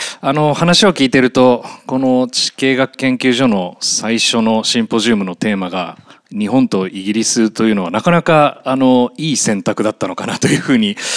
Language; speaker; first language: Japanese; native; Japanese